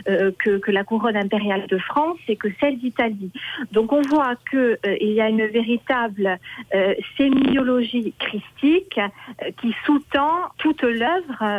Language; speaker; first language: French; native; French